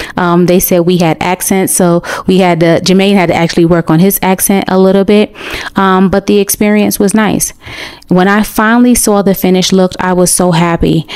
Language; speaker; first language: English; native; English